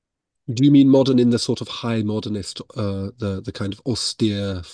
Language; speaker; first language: English; native; English